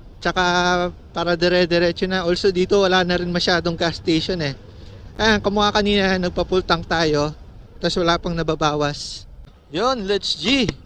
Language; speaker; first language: Filipino; non-native, local second language; Pampanga